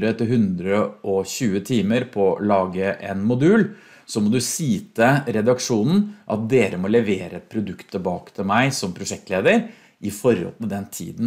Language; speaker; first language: Norwegian; native; Norwegian